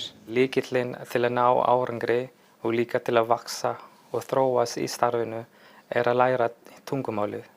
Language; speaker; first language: Icelandic; non-native, fluent; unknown